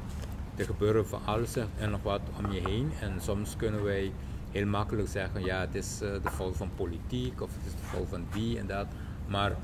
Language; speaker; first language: Dutch; non-native, local second language; Papiamento